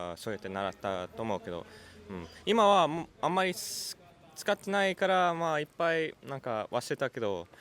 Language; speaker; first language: Japanese; early bilingual, heritage; Japanese